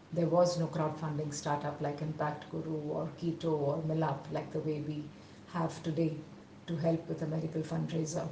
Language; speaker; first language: English; non-native, local second language; Telugu